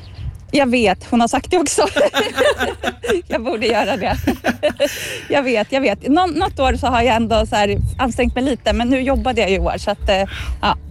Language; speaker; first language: Swedish; native; Swedish